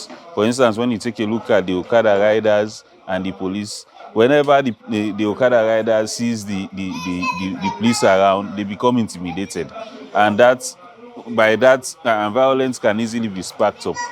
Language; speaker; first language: English; non-native, local second language; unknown